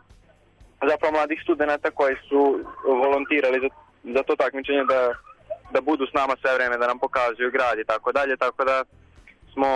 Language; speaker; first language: Serbian; native; Serbian